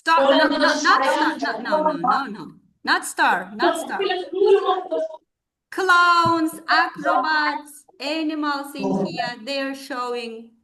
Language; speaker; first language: English; non-native, fluent; Kazakh